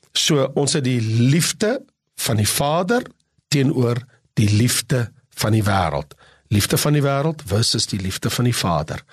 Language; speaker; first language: Afrikaans; native; Afrikaans